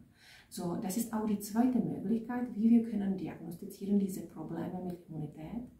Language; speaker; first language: German; non-native, fluent; Czech